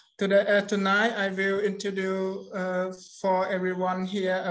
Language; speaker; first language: English; non-native, learner; Khmer